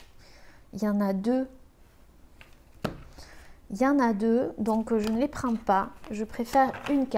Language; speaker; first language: French; native; French